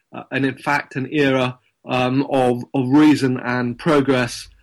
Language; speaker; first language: English; native; English